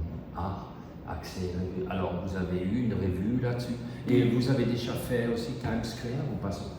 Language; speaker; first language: French; non-native, learner; German